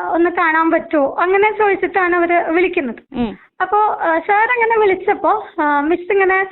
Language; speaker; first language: Malayalam; non-native, local second language; Marathi